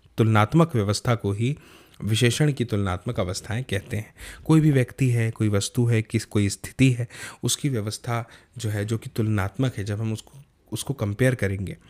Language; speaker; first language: Hindi; native; Hindi